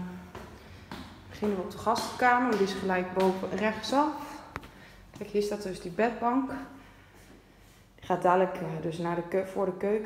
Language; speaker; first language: Dutch; native; Dutch